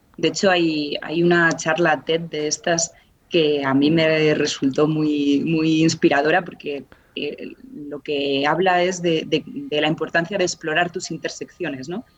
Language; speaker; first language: Spanish; native; Spanish